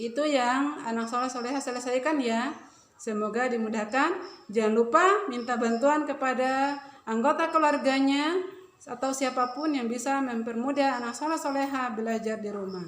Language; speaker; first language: Indonesian; native; Indonesian